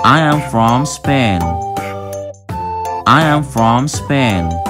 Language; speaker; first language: English; non-native, fluent; Thai